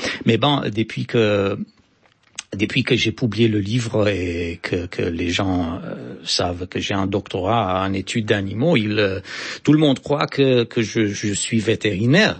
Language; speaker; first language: French; non-native, fluent; Romanian